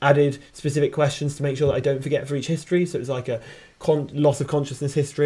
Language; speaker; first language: English; native; English